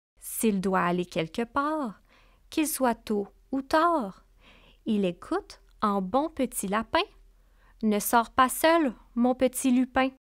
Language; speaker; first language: French; native; French